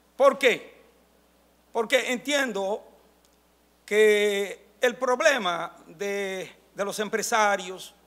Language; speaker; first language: Spanish; native; Spanish